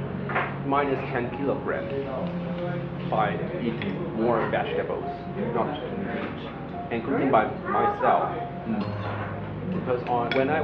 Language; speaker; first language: English; non-native, learner; Chinese